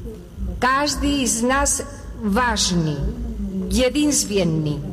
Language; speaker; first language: Russian; non-native, learner; Spanish